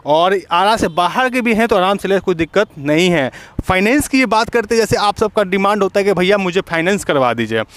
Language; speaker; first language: Hindi; native; Hindi